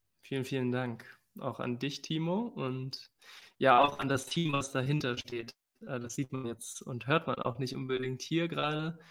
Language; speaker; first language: German; early bilingual, other home language; Spanish